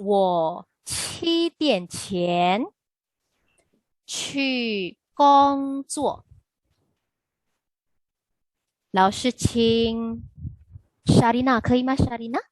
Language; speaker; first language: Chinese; non-native, fluent; Malay